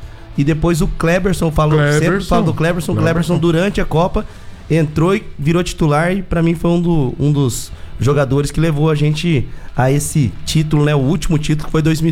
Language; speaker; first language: Portuguese; native; Portuguese